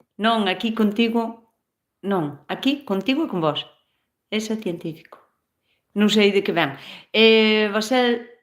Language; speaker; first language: Galician; native; Galician